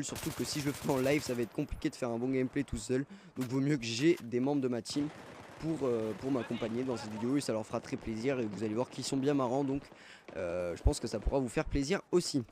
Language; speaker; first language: French; native; French